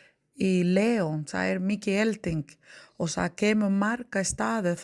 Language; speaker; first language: Icelandic; non-native, learner; Spanish